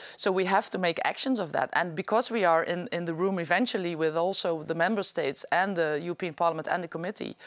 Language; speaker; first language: English; non-native, fluent; Dutch